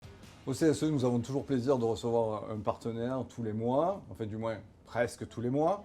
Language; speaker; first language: French; native; French